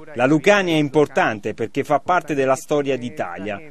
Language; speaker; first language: Italian; early bilingual, other home language; Spanish